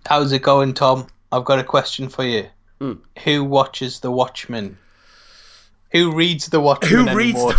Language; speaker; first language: English; native; English